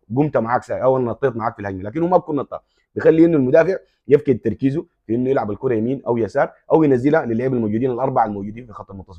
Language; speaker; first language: Arabic; native; Arabic